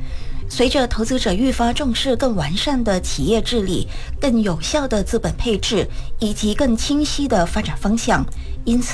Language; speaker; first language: Chinese; native; Chinese